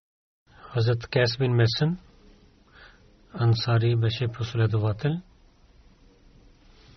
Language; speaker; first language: Bulgarian; non-native, learner; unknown